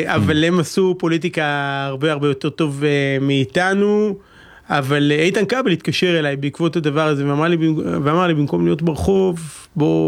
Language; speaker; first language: Hebrew; native; Hebrew